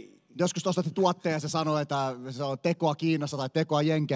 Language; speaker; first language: Finnish; native; Finnish